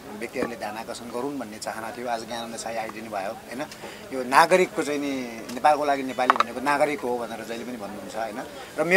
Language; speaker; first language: Nepali; native; Nepali